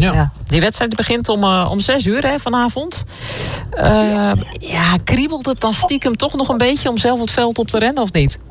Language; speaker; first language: Dutch; native; Dutch